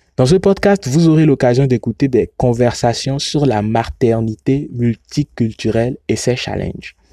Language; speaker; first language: French; non-native, local second language; Yoruba